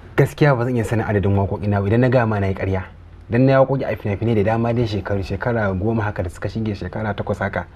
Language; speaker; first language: Hausa; native; Hausa